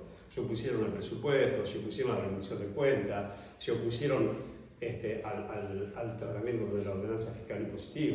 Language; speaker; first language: Spanish; native; Spanish